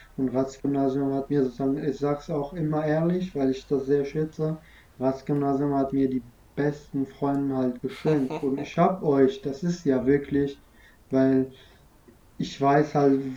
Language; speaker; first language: German; non-native, fluent; Arabic